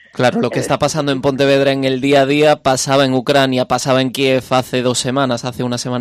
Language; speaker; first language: Spanish; native; Spanish